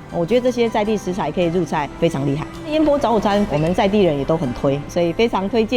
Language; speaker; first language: Chinese; native; Chinese